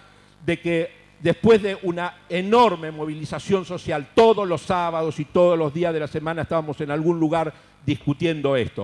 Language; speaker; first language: Spanish; native; Spanish